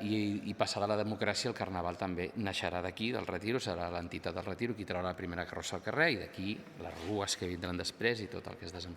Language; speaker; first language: Catalan; native; Catalan